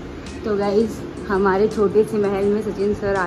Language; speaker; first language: Hindi; native; Hindi